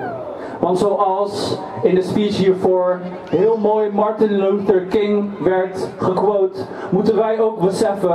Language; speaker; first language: Dutch; early bilingual, other home language; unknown